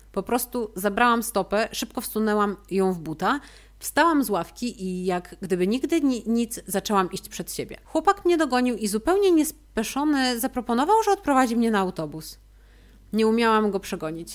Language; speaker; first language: Polish; native; Polish